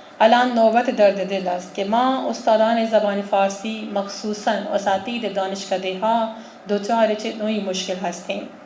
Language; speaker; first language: Persian; non-native, fluent; Urdu